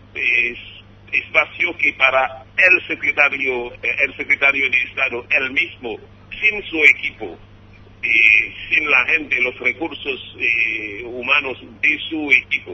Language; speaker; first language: Spanish; non-native, fluent; Haitian Creole